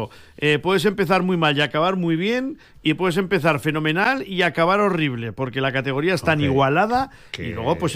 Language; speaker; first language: Spanish; native; Spanish